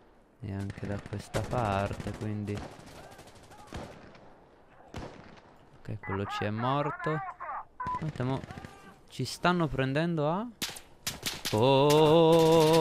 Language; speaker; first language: Italian; native; Italian